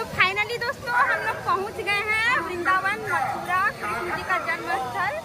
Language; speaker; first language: Hindi; native; Hindi